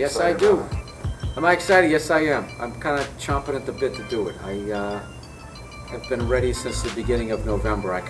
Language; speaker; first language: English; native; English